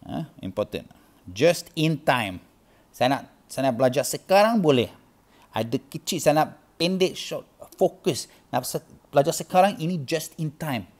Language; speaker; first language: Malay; non-native, learner; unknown